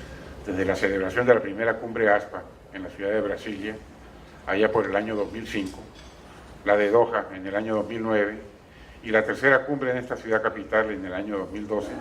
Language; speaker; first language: Spanish; native; Spanish